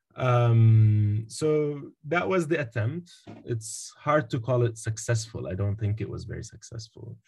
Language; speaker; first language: English; non-native, fluent; Arabic